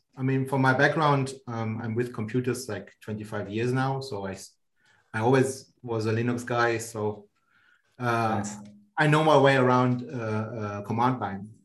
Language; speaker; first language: English; non-native, fluent; German